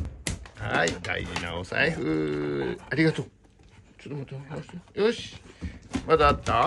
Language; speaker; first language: Japanese; native; Japanese